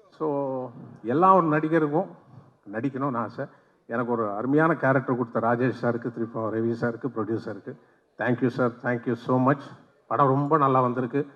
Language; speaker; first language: Tamil; non-native, local second language; Telugu